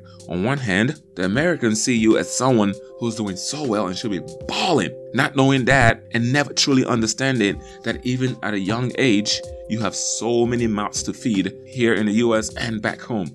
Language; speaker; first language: English; non-native, local second language; Igbo